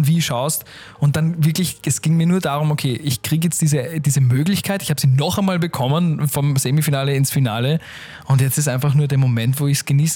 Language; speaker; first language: German; native; German